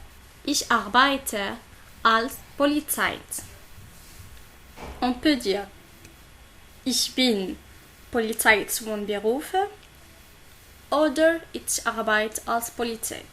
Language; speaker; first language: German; non-native, learner; Arabic